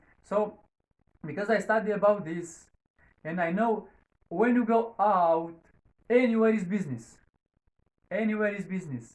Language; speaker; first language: English; non-native, learner; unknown